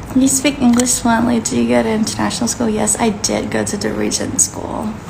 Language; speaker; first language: English; early bilingual, other home language; Thai